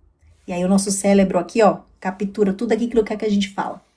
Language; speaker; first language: Portuguese; native; Portuguese